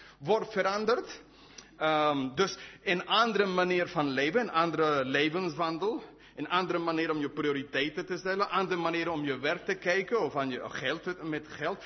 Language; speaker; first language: Dutch; non-native, fluent; English